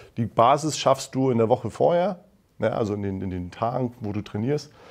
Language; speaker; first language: German; native; German